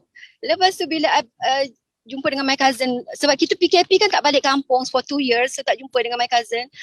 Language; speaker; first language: Malay; native; Malay